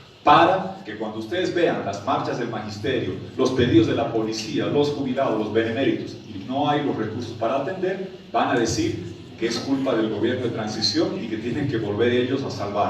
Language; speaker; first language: Spanish; native; Spanish